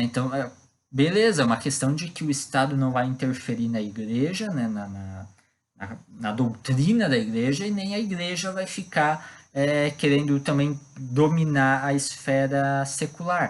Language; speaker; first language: Portuguese; native; Portuguese